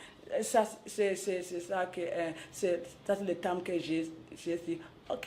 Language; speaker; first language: French; non-native, local second language; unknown